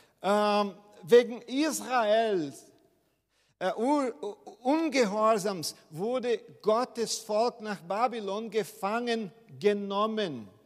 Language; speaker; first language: German; non-native, fluent; Portuguese